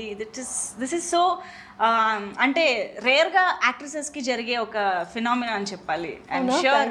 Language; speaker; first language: Telugu; native; Telugu